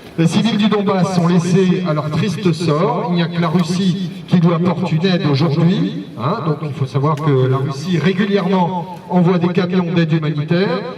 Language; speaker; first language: French; native; French